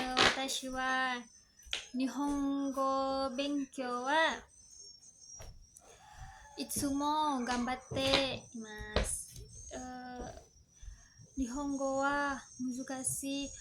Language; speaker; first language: Japanese; non-native, learner; Indonesian